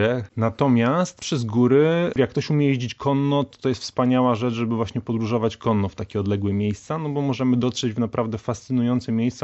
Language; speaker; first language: Polish; native; Polish